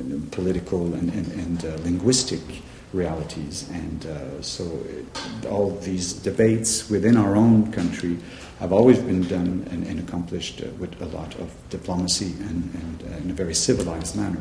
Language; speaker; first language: English; non-native, fluent; French